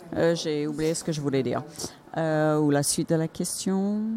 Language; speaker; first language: French; non-native, fluent; Finnish